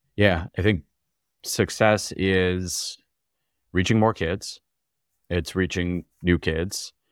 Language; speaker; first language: English; native; English